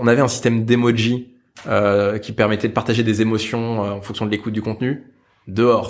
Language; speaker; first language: French; native; French